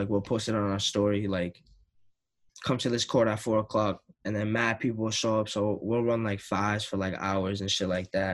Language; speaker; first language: English; native; English